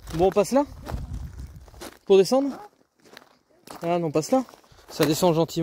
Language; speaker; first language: French; native; French